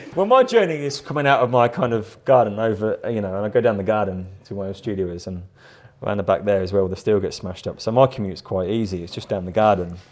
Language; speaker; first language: English; native; English